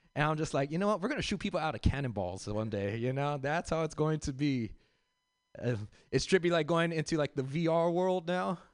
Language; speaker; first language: English; native; English